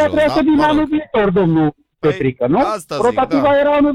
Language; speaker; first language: Romanian; native; Romanian